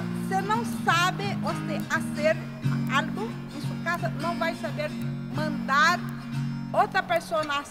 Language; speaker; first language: Spanish; non-native, learner; Portuguese